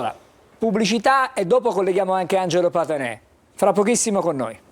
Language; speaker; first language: Italian; native; Italian